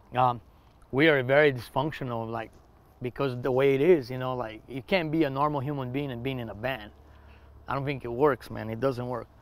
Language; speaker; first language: English; non-native, fluent; Portuguese